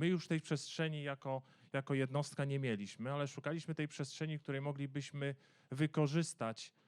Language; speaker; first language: Polish; native; Polish